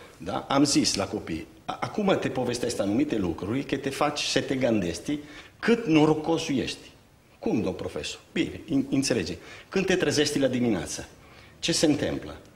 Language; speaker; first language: Romanian; non-native, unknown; Italian